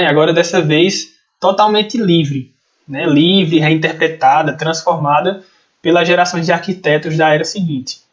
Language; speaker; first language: Portuguese; native; Portuguese